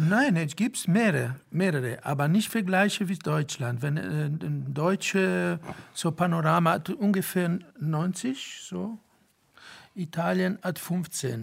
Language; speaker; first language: German; non-native, fluent; Italian